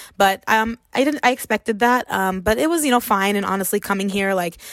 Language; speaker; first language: English; native; English